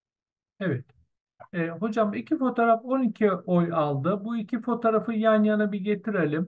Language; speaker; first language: Turkish; native; Turkish